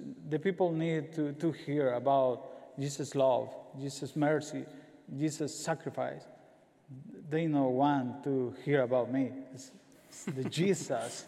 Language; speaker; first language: English; non-native, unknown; Spanish